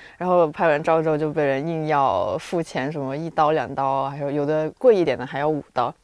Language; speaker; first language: Chinese; native; Chinese